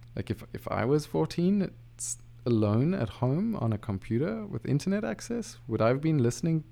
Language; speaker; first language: English; native; English